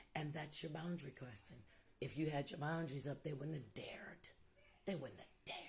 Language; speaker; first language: English; native; English